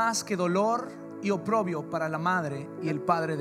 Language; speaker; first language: Spanish; early bilingual, heritage; English